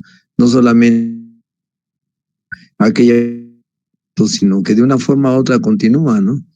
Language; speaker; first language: Spanish; native; Spanish